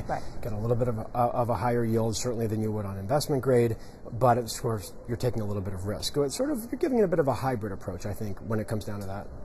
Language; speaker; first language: English; native; English